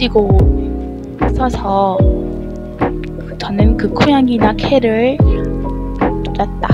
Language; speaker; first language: Korean; non-native, learner; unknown